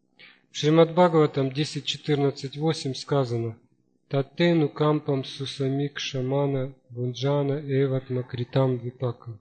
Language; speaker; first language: Russian; native; Russian